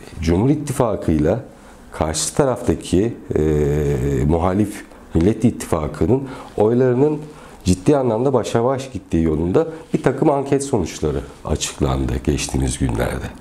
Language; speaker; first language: Turkish; native; Turkish